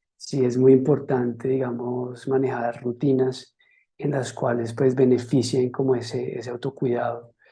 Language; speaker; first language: Spanish; native; Spanish